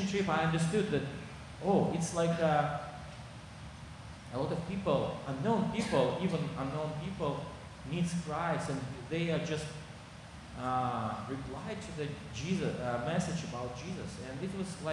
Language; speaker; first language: English; non-native, learner; Kazakh